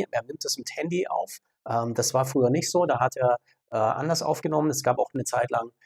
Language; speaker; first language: German; native; German